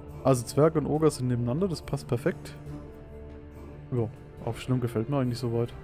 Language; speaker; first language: German; native; German